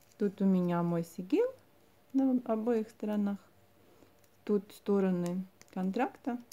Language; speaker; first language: Russian; non-native, local second language; Latvian